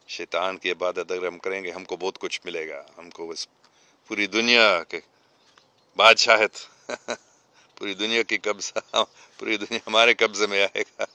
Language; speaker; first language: Urdu; non-native, fluent; English